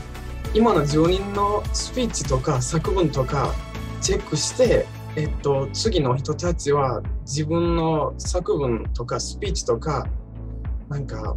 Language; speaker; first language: Japanese; non-native, learner; Turkish